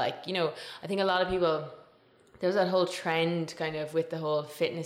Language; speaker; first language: English; native; English